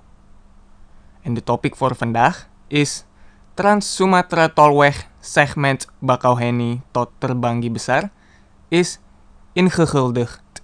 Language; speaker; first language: Dutch; non-native, fluent; Indonesian